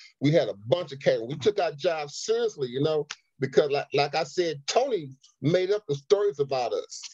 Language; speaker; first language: English; native; English